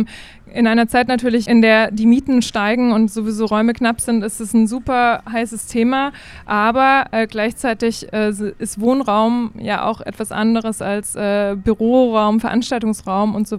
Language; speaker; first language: German; native; German